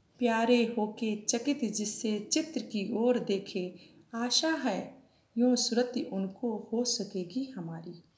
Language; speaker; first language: Hindi; native; Hindi